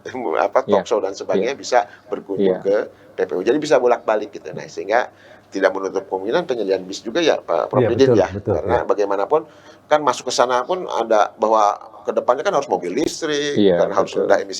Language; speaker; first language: Indonesian; native; Indonesian